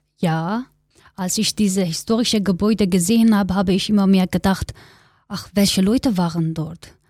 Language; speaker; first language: German; non-native, learner; Kurdish